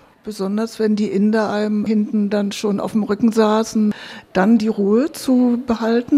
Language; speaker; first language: German; native; German